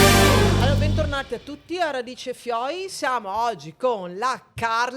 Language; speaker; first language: Italian; native; Italian